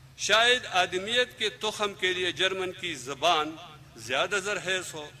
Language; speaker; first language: Urdu; non-native, local second language; Pashto